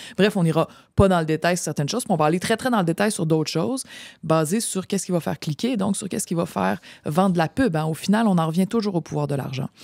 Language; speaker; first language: French; native; French